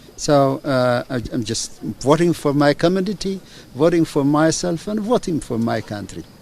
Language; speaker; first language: English; non-native, local second language; Amharic